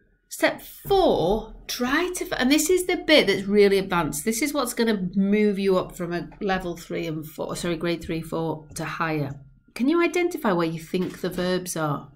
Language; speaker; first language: English; native; English